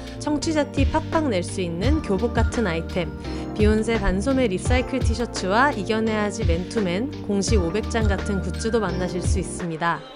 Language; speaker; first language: Korean; native; Korean